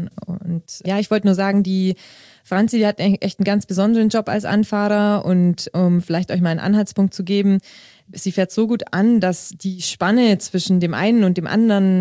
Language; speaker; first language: German; native; German